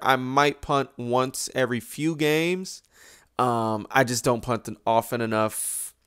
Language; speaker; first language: English; native; English